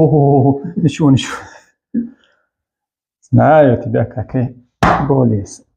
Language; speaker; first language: Russian; non-native, local second language; Tajik